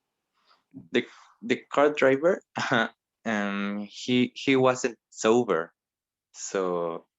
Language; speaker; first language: English; non-native, learner; Spanish